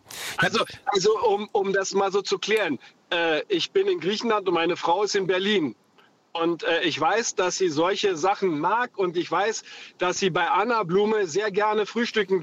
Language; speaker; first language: German; non-native, fluent; Greek